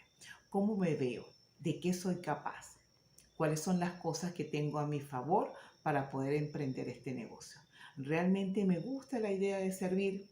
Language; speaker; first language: Spanish; native; Spanish